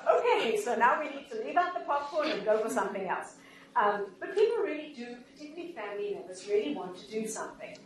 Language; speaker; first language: English; native; English